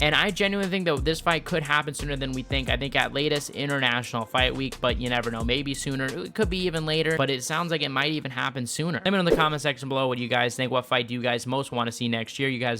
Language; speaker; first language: English; native; English